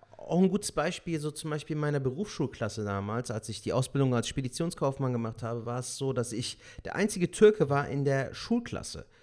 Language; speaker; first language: German; early bilingual, other home language; Turkish